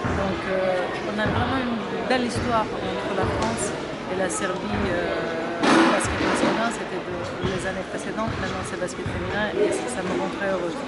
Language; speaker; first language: French; non-native, fluent; Serbian